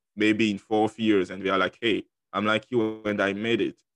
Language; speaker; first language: English; non-native, fluent; French